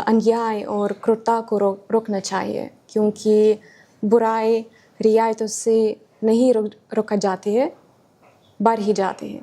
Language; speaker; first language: Hindi; non-native, fluent; Ukrainian